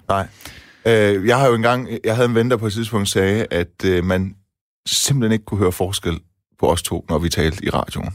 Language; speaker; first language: Danish; early bilingual, other home language; Persian